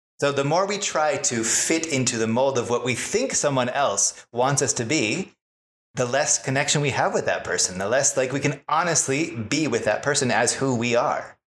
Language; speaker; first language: English; native; English